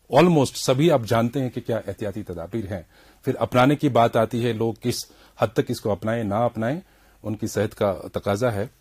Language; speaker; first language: Hindi; non-native, local second language; Kashmiri